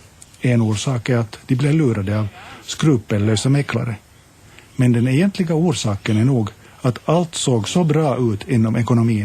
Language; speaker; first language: Swedish; native; Swedish